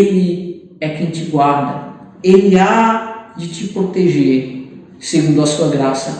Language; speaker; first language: Portuguese; native; Portuguese